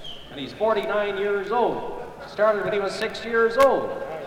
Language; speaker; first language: English; early bilingual, other home language; Ukrainian